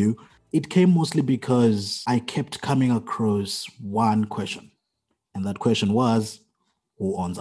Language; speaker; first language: English; non-native, local second language; Shona